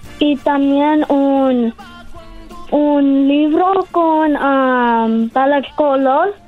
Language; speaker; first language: Spanish; early bilingual, heritage; Spanish